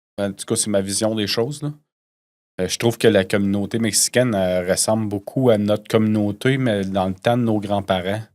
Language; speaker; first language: French; native; French